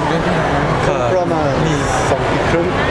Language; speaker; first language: Thai; non-native, fluent; Korean